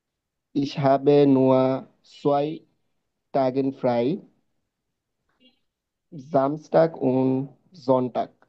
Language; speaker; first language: German; non-native, learner; Bangla